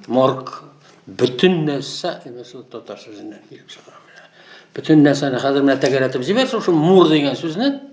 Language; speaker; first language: Tatar; native; Tatar